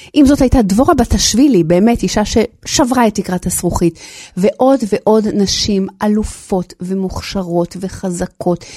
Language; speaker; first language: Hebrew; native; Hebrew